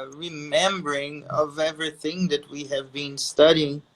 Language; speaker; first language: English; non-native, fluent; Portuguese